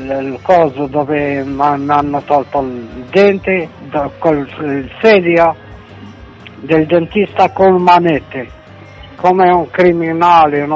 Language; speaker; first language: Italian; non-native, fluent; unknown